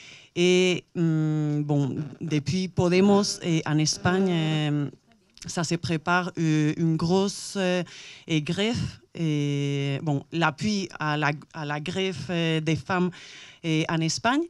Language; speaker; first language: French; non-native, fluent; Spanish